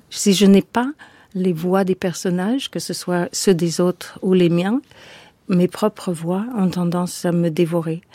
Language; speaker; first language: French; non-native, fluent; English